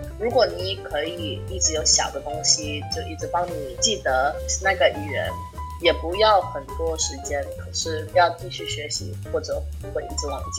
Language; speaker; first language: Chinese; early bilingual, heritage; English